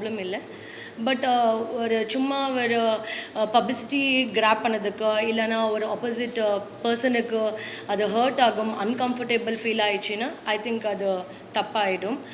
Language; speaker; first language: Tamil; non-native, learner; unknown